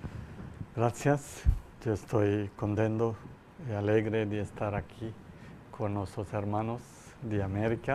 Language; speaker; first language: Spanish; non-native, learner; Malayalam